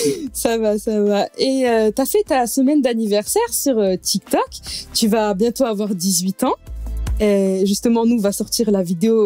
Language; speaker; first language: French; native; French